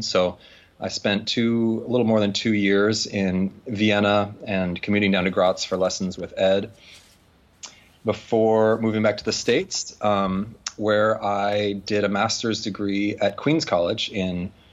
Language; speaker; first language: English; native; English